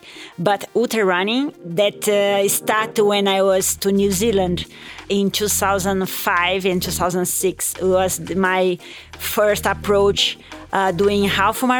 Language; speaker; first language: English; non-native, fluent; Portuguese